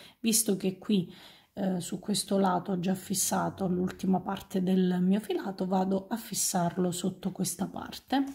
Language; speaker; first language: Italian; native; Italian